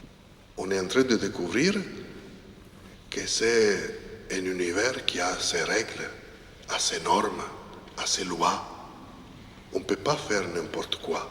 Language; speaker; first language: French; non-native, fluent; Italian